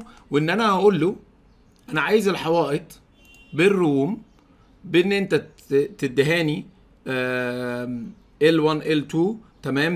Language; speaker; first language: Arabic; native; Arabic